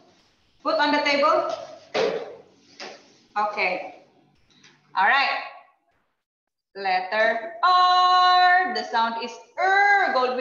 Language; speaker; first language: English; non-native, fluent; Indonesian